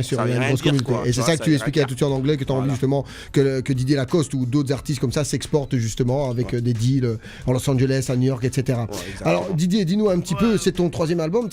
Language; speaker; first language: French; native; French